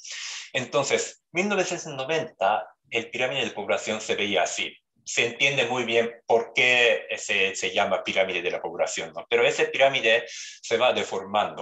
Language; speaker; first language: Spanish; non-native, fluent; Japanese